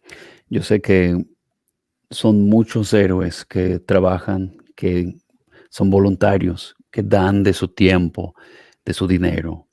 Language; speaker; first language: Spanish; non-native, fluent; English